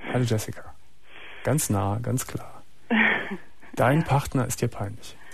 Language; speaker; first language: German; native; German